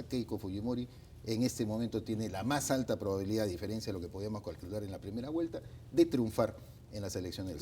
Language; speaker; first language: Spanish; native; Spanish